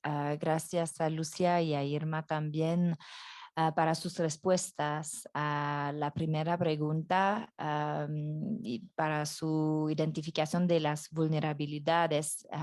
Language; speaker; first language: Spanish; non-native, fluent; French